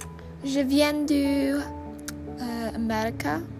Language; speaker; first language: French; non-native, learner; English